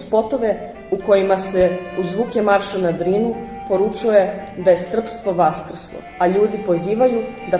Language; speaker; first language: Serbian; native; Serbian